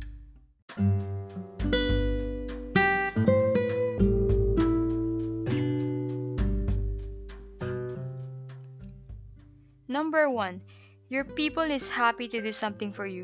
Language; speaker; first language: English; non-native, local second language; Filipino